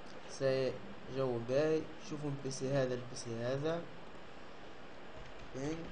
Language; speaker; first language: Arabic; native; Arabic